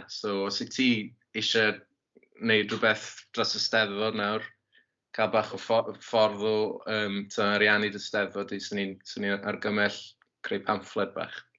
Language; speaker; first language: Welsh; native; Welsh